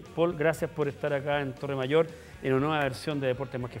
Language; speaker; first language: Spanish; native; Spanish